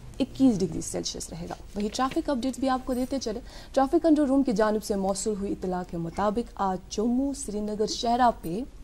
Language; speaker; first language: Hindi; non-native, local second language; Kashmiri